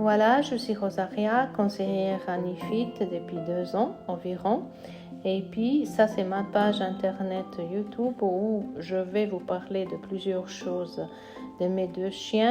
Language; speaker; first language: French; non-native, fluent; Italian